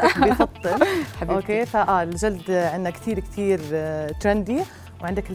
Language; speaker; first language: Arabic; native; Arabic